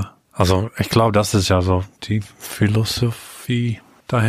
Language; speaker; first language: German; non-native, fluent; English